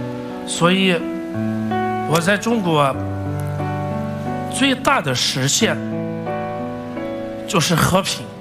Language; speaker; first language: Chinese; non-native, fluent; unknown